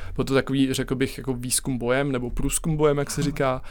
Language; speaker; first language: Czech; native; Czech